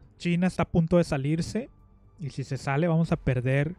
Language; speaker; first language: Spanish; native; Spanish